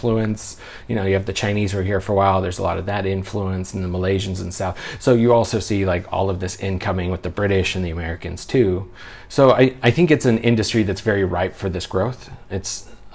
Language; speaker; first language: English; native; English